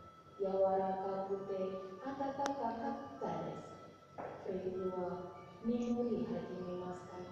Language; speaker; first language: Japanese; non-native, learner; Indonesian